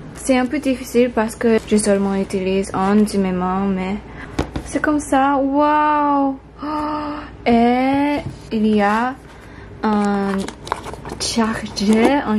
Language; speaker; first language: French; non-native, learner; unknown